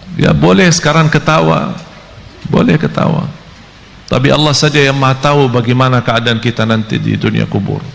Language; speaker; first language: Malay; non-native, fluent; Arabic